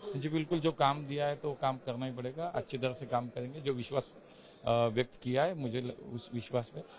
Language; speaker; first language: Hindi; non-native, local second language; Marathi